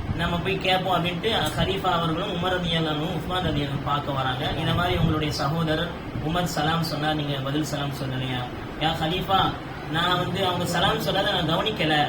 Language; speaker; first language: Tamil; native; Tamil